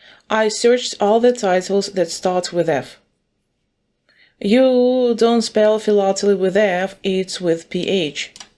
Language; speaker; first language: English; non-native, fluent; Ukrainian